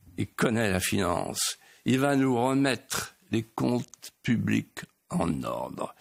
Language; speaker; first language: French; native; French